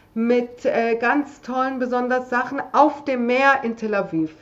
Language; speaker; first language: German; native; German